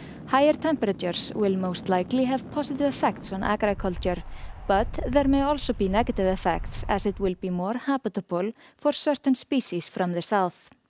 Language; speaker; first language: English; non-native, fluent; Icelandic